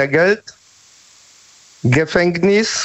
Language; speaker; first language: German; non-native, learner; Polish